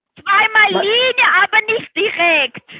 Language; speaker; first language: German; non-native, learner; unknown